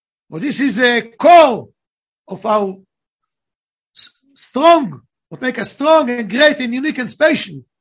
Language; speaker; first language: English; non-native, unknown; Hebrew